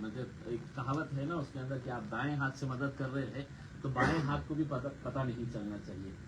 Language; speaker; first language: Hindi; non-native, local second language; Marathi